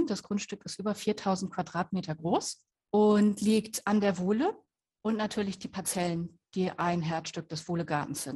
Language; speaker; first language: German; native; German